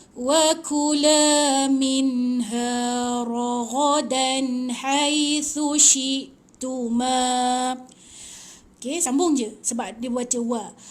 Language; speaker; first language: Malay; native; Malay